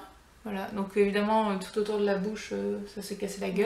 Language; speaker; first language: French; native; French